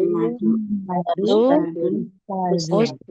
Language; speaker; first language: Arabic; non-native, learner; Indonesian